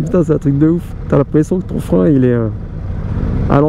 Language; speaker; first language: French; native; French